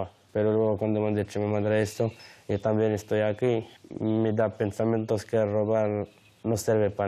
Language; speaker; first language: Spanish; non-native, learner; Arabic